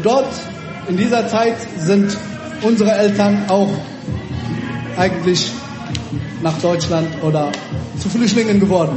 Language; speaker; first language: German; early bilingual, other home language; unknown